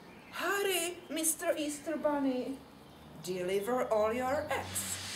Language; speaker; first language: English; non-native, fluent; Czech